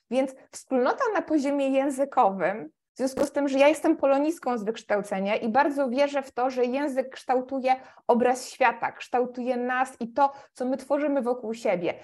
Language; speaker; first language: Polish; native; Polish